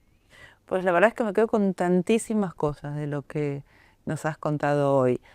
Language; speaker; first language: Spanish; native; Spanish